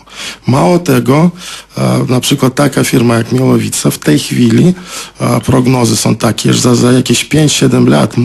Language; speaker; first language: Polish; non-native, fluent; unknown